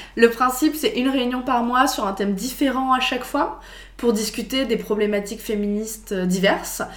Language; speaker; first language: French; native; French